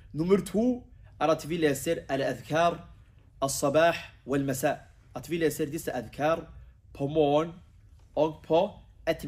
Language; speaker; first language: Norwegian; early bilingual, other home language; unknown